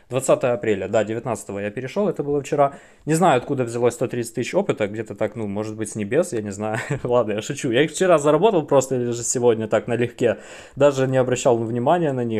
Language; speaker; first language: Russian; native; Russian